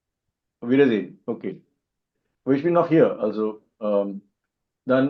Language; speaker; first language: German; non-native, fluent; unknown